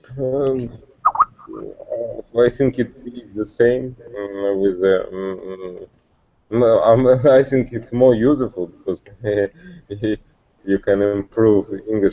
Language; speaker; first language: English; non-native, learner; Russian